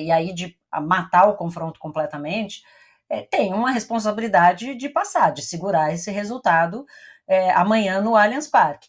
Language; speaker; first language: Portuguese; native; Portuguese